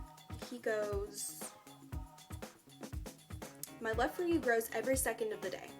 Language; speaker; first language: English; native; English